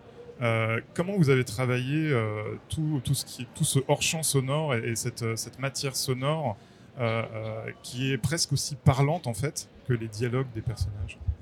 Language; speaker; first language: French; native; French